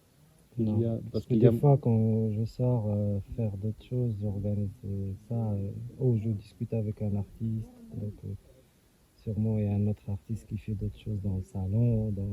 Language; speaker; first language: French; non-native, local second language; Arabic